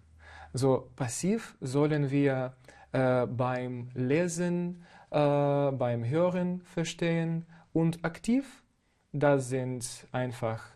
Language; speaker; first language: German; non-native, fluent; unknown